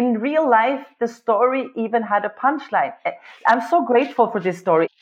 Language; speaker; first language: English; non-native, fluent; Swedish